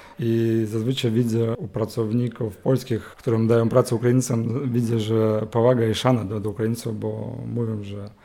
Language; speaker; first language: Polish; non-native, learner; Ukrainian